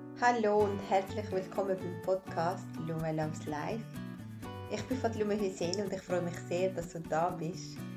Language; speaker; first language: German; early bilingual, other home language; Albanian